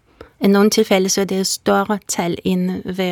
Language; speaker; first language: Danish; non-native, fluent; Russian